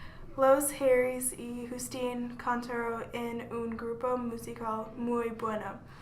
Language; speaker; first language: Spanish; non-native, learner; English